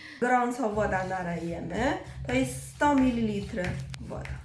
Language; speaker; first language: Polish; non-native, learner; Chinese